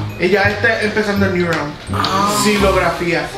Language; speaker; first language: Spanish; early bilingual, heritage; Spanish